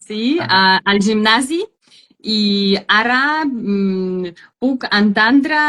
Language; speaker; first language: Catalan; non-native, learner; Russian